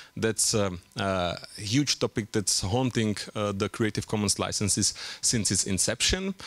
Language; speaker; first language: English; non-native, fluent; Czech